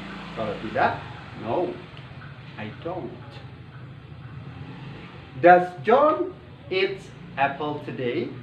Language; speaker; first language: English; non-native, learner; Indonesian